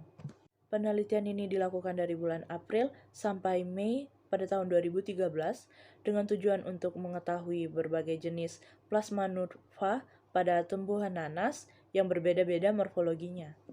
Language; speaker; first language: Indonesian; native; Indonesian